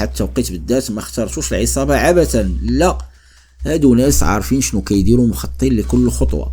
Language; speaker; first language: Arabic; native; Arabic